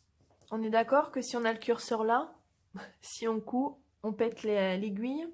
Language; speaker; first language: French; native; French